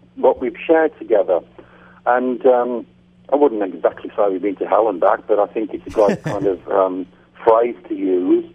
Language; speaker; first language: English; native; English